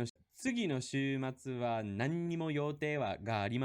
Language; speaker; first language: Japanese; non-native, fluent; English